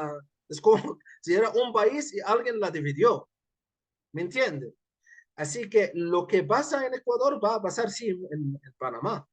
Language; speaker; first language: Spanish; non-native, fluent; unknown